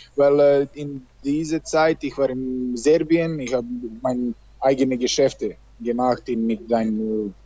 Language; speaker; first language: German; non-native, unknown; Serbian